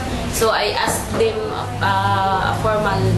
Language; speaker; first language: English; non-native, learner; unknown